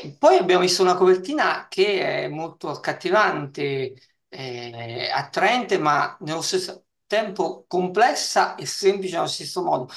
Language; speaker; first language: Italian; native; Italian